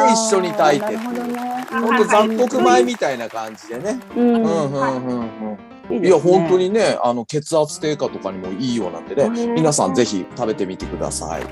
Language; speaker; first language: Japanese; native; Japanese